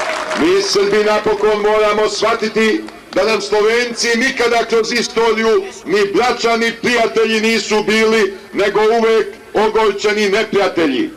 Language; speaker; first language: Bosnian; native; Bosnian